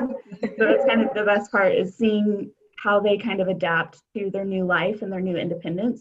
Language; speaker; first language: English; native; English